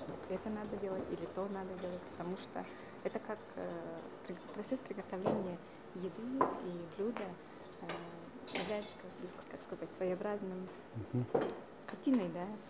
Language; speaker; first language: Russian; non-native, local second language; Tuvinian